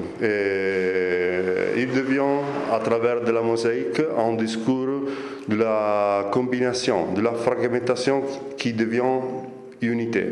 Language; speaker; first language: French; non-native, fluent; Italian